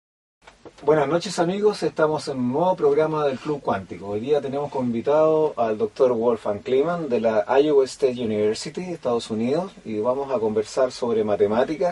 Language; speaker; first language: Spanish; native; Spanish